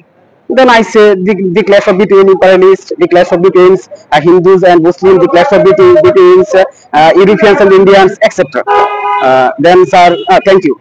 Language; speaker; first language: English; non-native, learner; Bangla